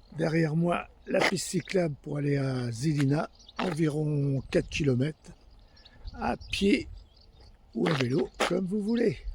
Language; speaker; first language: French; native; French